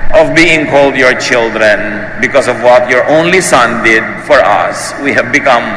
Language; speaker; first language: English; non-native, local second language; Filipino